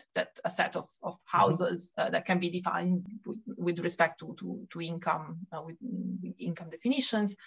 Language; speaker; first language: English; non-native, fluent; Italian